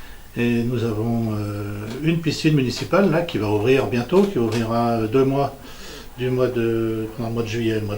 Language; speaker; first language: French; native; French